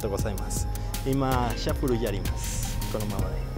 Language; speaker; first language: Japanese; non-native, learner; Spanish